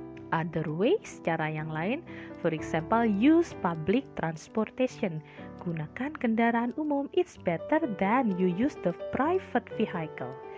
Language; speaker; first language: English; non-native, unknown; Indonesian